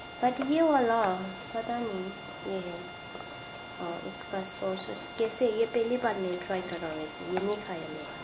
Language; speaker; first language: Hindi; non-native, local second language; Tibetan